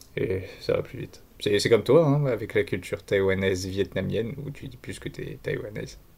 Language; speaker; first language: French; native; French